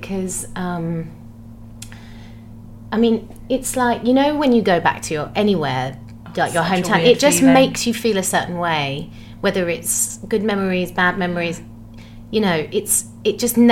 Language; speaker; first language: English; native; English